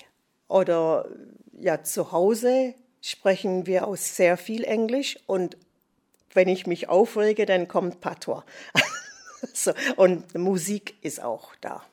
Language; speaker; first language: German; non-native, fluent; English